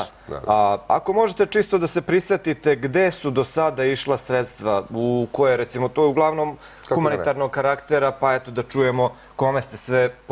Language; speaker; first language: Croatian; native; Croatian